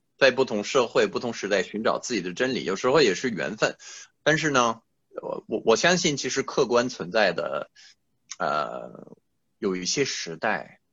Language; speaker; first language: Chinese; non-native, fluent; French